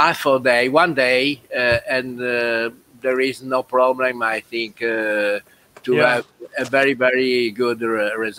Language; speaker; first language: English; non-native, learner; Italian